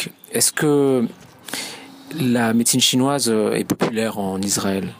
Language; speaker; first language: French; native; French